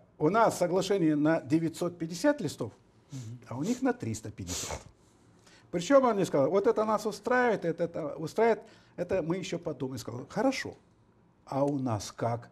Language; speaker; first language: Russian; non-native, local second language; Romanian